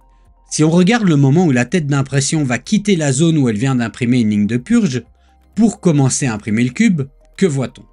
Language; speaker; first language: French; native; French